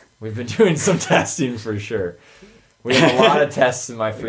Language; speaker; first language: English; native; English